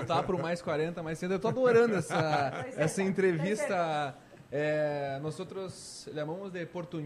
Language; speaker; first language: Spanish; non-native, learner; Portuguese